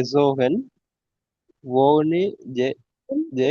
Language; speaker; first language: German; non-native, learner; Tamil